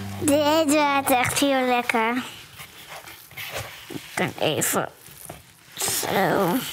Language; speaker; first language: Dutch; early bilingual, other home language; Hebrew